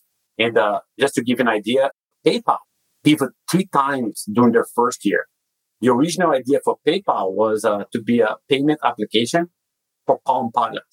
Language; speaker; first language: English; non-native, fluent; Portuguese